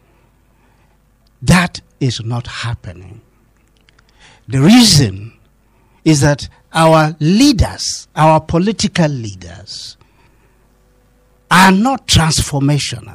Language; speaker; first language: English; non-native, local second language; Hausa